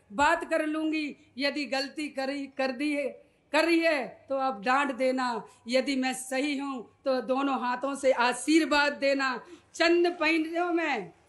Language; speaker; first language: Hindi; native; Hindi